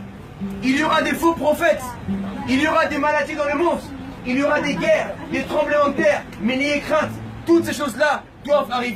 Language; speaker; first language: French; native; French